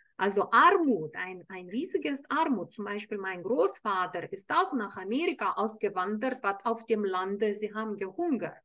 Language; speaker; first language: German; non-native, fluent; Lithuanian